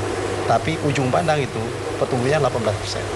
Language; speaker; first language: Indonesian; native; Indonesian